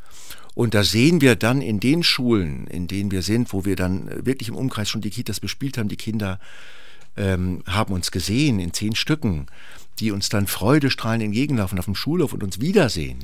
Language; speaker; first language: German; native; German